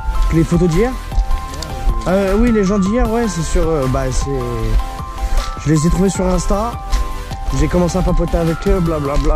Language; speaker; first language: French; native; French